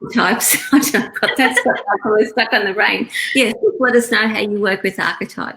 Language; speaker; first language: English; native; English